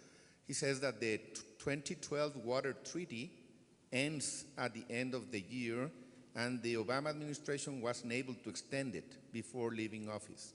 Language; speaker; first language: English; non-native, fluent; Spanish